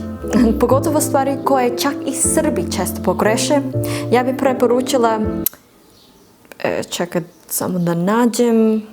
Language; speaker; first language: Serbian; non-native, fluent; English